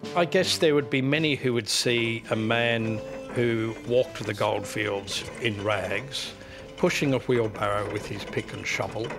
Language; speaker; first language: English; native; English